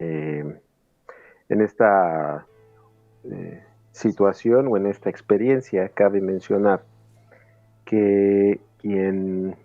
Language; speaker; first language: Spanish; native; Spanish